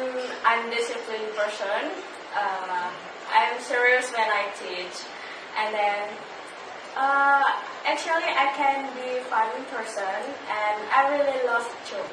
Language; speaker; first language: English; non-native, learner; Indonesian